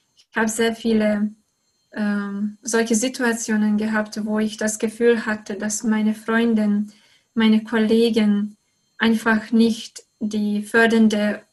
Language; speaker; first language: German; non-native, fluent; Hungarian